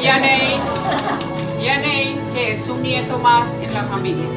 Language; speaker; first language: Spanish; native; Spanish